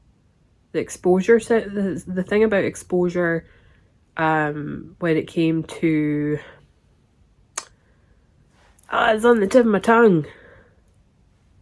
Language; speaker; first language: English; native; English